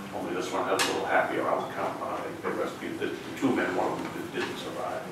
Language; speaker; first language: English; native; English